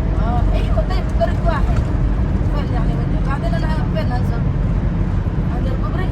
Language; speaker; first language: Arabic; non-native, fluent; Indonesian